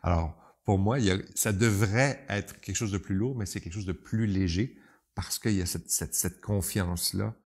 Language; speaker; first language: French; native; French